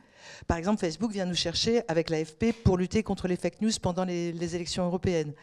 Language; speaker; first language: French; native; French